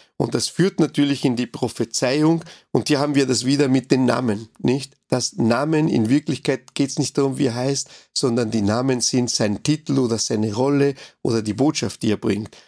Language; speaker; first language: German; non-native, fluent; Spanish